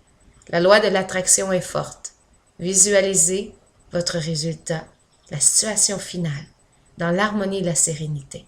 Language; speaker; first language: French; native; French